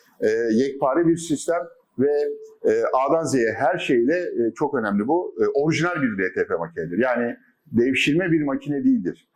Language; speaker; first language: Turkish; native; Turkish